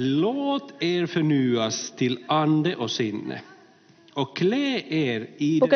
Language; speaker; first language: Swedish; non-native, fluent; Finnish